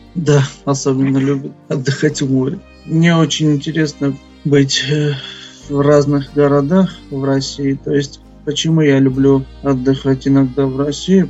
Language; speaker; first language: Russian; non-native, fluent; Armenian